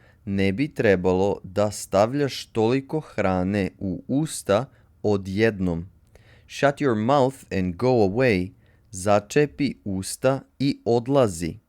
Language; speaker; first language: Serbian; native; Serbian